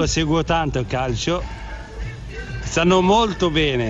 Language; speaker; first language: Italian; non-native, learner; Arabic